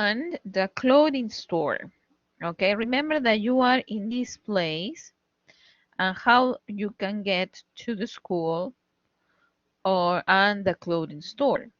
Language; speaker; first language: English; non-native, fluent; Spanish